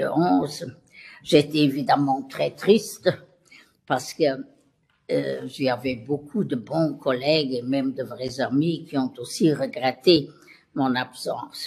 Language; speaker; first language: French; non-native, local second language; Luxembourgish